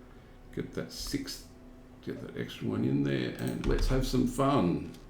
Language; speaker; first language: English; native; English